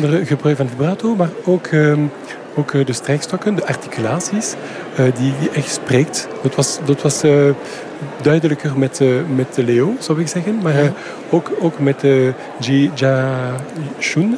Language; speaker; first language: Dutch; non-native, fluent; French